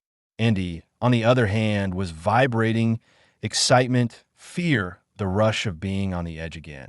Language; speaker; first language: English; native; English